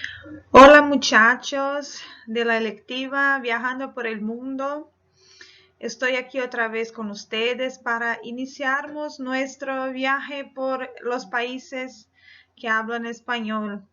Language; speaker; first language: Spanish; non-native, fluent; Portuguese